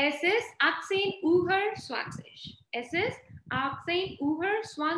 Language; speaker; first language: German; non-native, fluent; Hindi